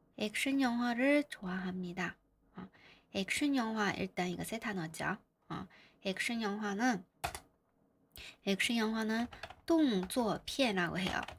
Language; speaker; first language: Korean; non-native, fluent; Chinese